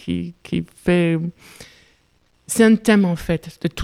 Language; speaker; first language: French; non-native, fluent; German